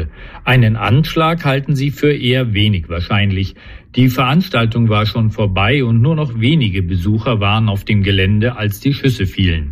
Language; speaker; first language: German; native; German